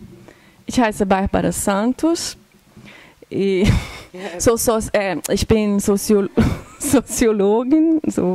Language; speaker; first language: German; non-native, fluent; Portuguese